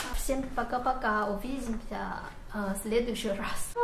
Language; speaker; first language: Russian; non-native, fluent; Chinese